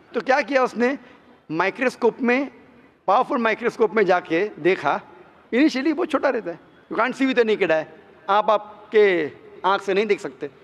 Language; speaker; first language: Hindi; non-native, local second language; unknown